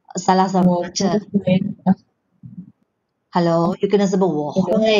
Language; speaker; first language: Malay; non-native, local second language; Chinese